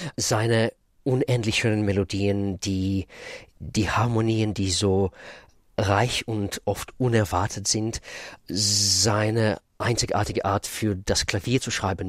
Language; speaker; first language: German; non-native, fluent; Russian